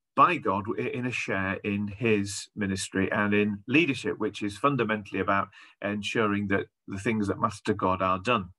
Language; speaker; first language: English; native; English